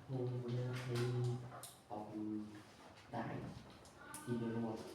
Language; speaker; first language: English; non-native, learner; Vietnamese